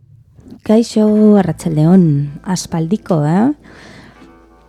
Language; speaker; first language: Basque; non-native, learner; Spanish